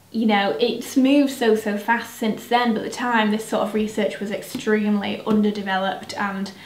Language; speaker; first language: English; native; English